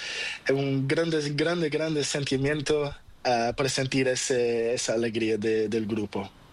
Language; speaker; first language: Spanish; non-native, learner; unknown